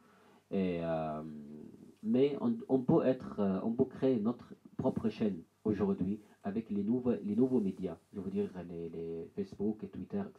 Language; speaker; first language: French; non-native, learner; Arabic